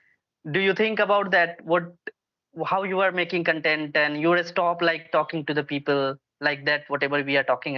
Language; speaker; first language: English; non-native, local second language; Hindi